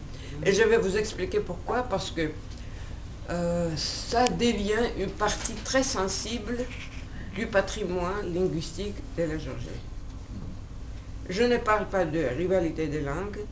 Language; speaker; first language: French; non-native, fluent; Georgian